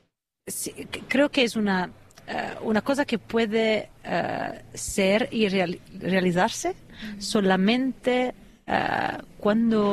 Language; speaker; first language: Spanish; non-native, fluent; Italian